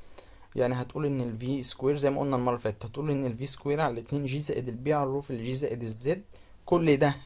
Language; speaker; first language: Arabic; native; Arabic